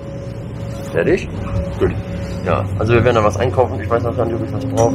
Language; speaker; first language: German; native; German